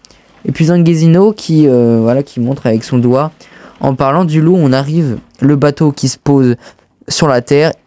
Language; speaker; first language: French; native; French